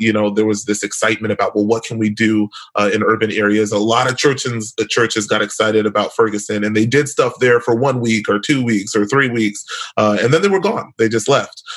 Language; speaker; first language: English; native; English